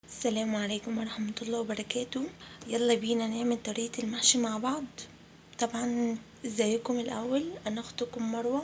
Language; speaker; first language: Arabic; native; Arabic